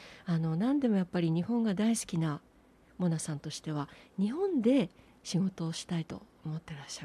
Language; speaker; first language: Japanese; native; Japanese